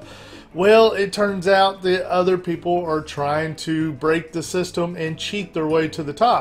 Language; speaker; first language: English; native; English